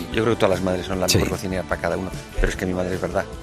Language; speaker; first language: Spanish; native; Spanish